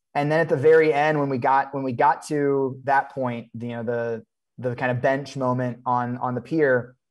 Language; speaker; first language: English; native; English